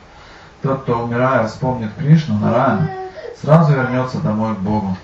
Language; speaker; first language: Russian; native; Russian